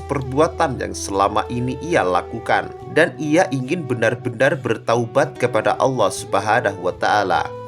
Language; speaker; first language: Indonesian; native; Indonesian